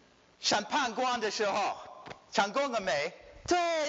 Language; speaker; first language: Chinese; early bilingual, heritage; Chinese